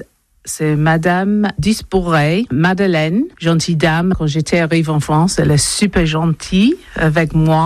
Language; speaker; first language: French; non-native, learner; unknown